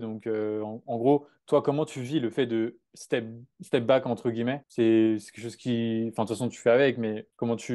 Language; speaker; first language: French; native; French